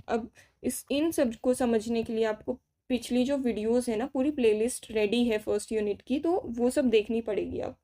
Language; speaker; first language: Hindi; native; Hindi